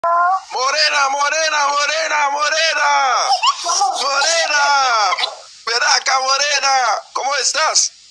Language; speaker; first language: Spanish; non-native, learner; Haitian Creole